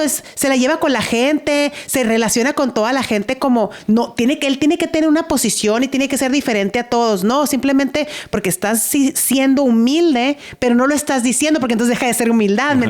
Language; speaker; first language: Spanish; native; Spanish